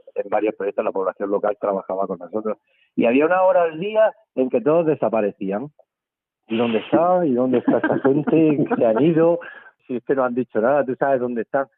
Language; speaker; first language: Spanish; native; Spanish